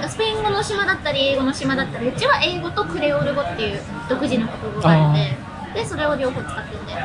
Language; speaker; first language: Japanese; non-native, fluent; English